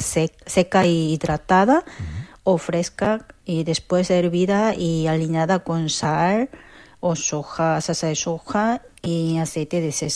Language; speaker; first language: Spanish; non-native, learner; Korean